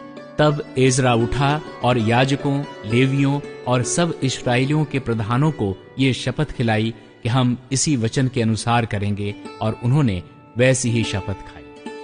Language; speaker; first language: Hindi; native; Hindi